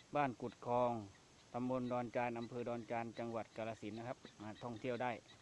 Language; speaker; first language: Thai; native; Thai